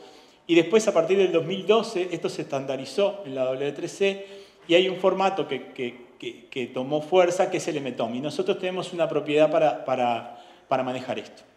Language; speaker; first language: Spanish; native; Spanish